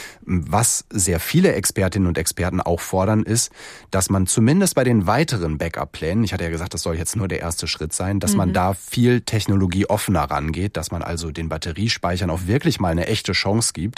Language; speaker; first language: German; native; German